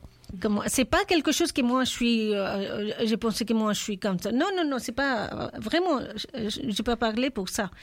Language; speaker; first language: French; non-native, learner; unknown